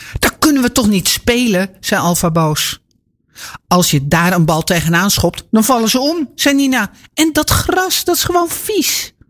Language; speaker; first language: Dutch; native; Dutch